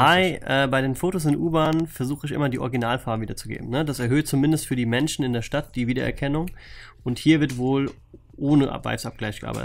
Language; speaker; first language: German; native; German